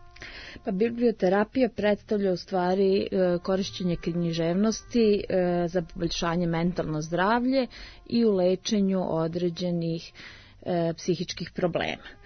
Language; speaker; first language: Serbian; native; Serbian